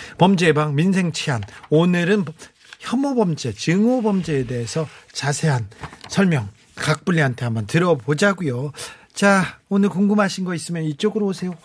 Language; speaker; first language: Korean; native; Korean